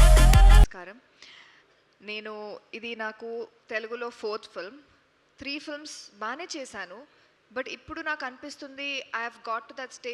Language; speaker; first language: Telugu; non-native, fluent; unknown